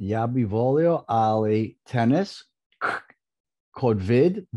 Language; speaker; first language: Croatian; early bilingual, heritage; Croatian